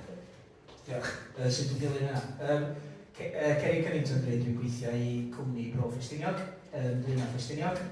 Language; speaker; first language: Welsh; native; Welsh